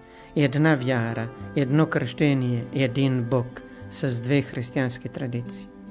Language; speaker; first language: Bulgarian; non-native, fluent; Italian